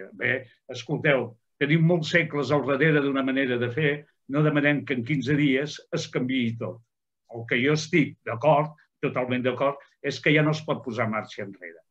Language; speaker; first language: Catalan; native; Catalan